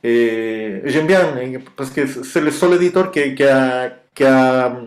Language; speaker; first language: French; non-native, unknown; Spanish